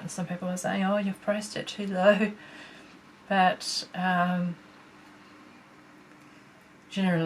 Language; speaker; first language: English; native; English